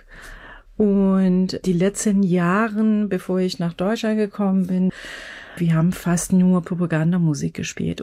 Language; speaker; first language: German; non-native, fluent; Persian